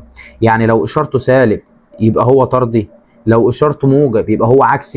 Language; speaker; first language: Arabic; native; Arabic